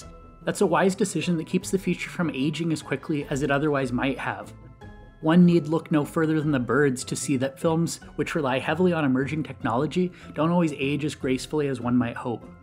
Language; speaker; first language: English; native; English